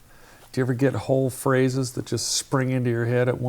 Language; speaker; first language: English; native; English